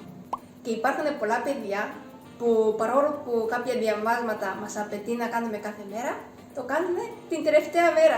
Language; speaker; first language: Greek; non-native, fluent; Japanese